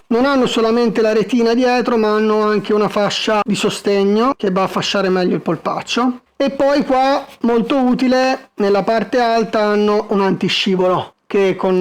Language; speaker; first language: Italian; native; Italian